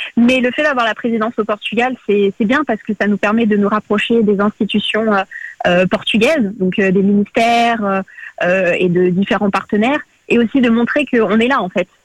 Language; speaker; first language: French; early bilingual, other home language; Portuguese